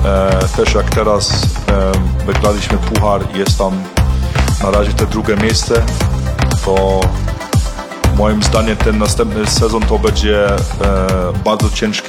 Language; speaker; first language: Polish; early bilingual, heritage; Polish